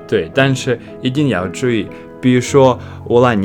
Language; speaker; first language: Chinese; non-native, learner; English